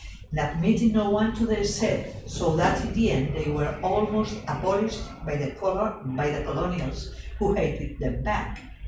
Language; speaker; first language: English; non-native, fluent; Spanish